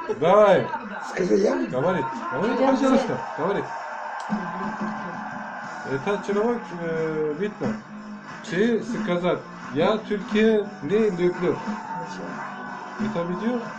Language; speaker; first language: Russian; non-native, learner; Turkish